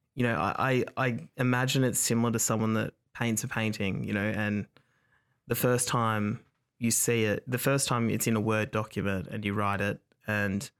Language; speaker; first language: English; native; English